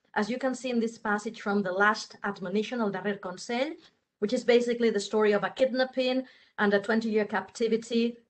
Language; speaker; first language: English; non-native, fluent; Catalan